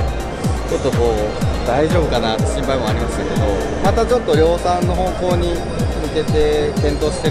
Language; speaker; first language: Japanese; native; Japanese